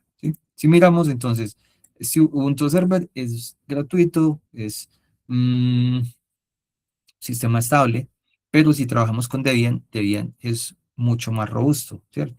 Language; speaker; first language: Spanish; native; Spanish